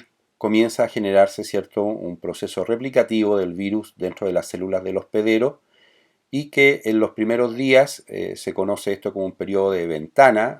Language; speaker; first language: Spanish; native; Spanish